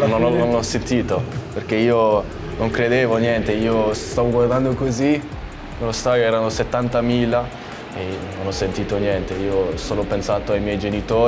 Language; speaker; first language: Italian; non-native, fluent; German